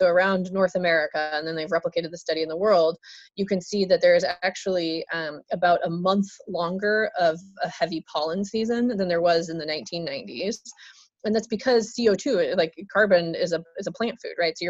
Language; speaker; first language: English; native; English